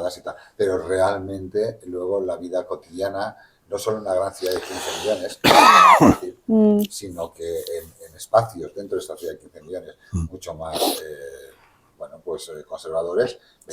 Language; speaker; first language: Spanish; native; Spanish